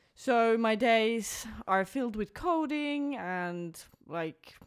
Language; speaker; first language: English; non-native, fluent; Finnish